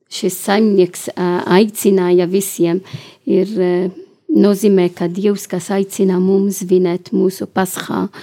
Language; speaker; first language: Latvian; non-native, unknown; Maltese